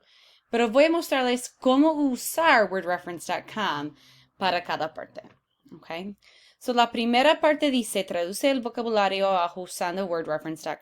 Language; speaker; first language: Spanish; non-native, fluent; English